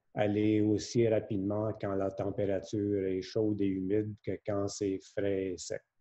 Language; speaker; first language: French; native; French